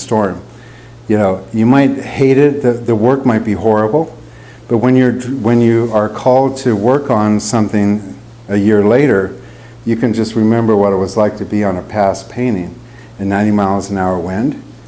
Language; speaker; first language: English; native; English